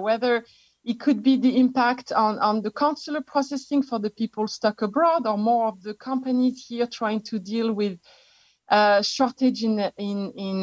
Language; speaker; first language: English; non-native, fluent; French